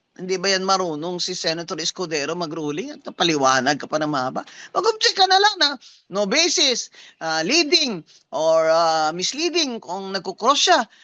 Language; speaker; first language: Filipino; non-native, local second language; Hiligaynon